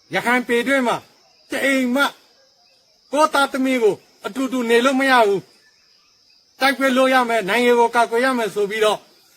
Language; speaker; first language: Burmese; non-native, local second language; Rohingya